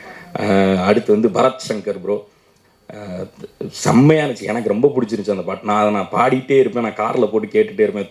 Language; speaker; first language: Tamil; native; Tamil